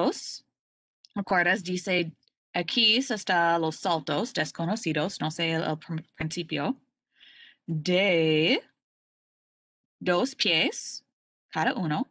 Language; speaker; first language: Spanish; non-native, learner; English